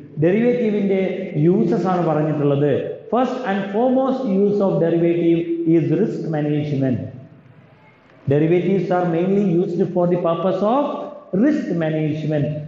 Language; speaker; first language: English; non-native, local second language; Malayalam